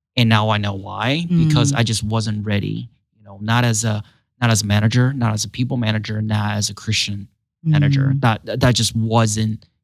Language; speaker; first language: English; non-native, fluent; Chinese